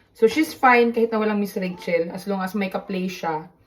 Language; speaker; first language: Filipino; non-native, local second language; Cebuano